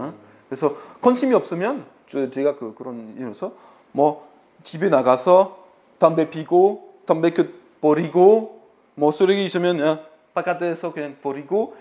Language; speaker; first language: Korean; non-native, fluent; French